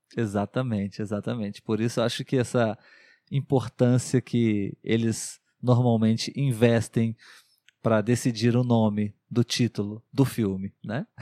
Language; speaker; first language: Portuguese; native; Portuguese